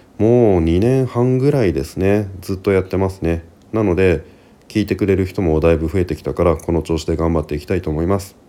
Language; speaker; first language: Japanese; native; Japanese